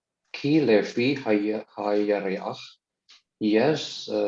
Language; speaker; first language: Hebrew; non-native, learner; Indonesian